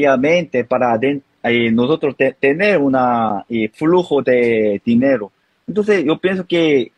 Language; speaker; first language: Spanish; non-native, learner; Korean